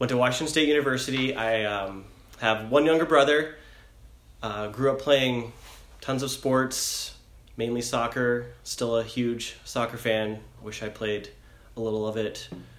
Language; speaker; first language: English; native; English